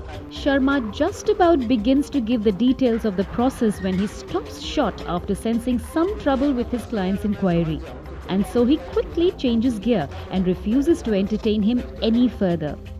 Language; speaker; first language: English; non-native, local second language; Hindi